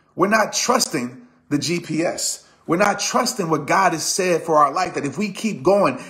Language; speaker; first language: English; native; English